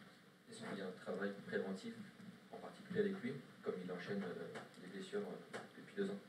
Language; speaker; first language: French; native; French